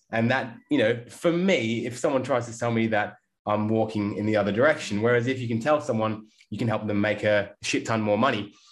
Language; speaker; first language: English; native; English